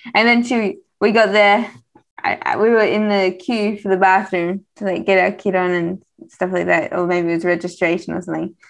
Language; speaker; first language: English; native; English